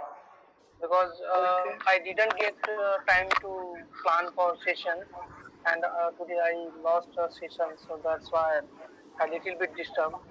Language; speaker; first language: English; non-native, learner; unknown